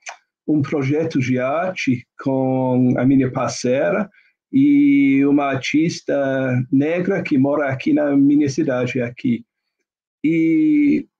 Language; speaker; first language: Portuguese; non-native, fluent; English